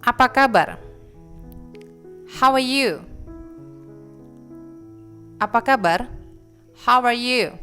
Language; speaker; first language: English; non-native, fluent; Indonesian